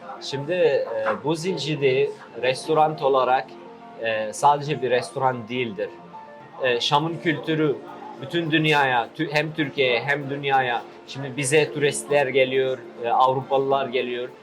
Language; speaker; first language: Turkish; non-native, fluent; Arabic